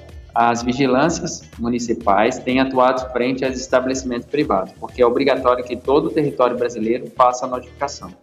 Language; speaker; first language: Portuguese; native; Portuguese